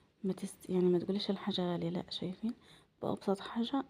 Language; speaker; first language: Arabic; native; Arabic